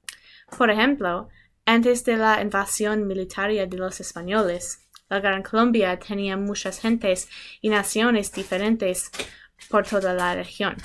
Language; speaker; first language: Spanish; non-native, learner; English